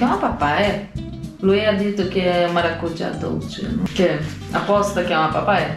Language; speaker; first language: Italian; non-native, learner; Portuguese